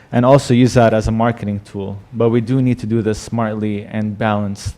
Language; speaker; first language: English; non-native, fluent; Arabic